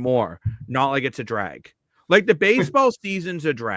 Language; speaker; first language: English; native; English